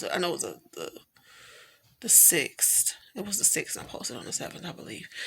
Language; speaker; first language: English; native; English